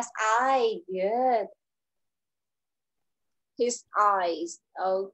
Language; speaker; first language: English; non-native, learner; Vietnamese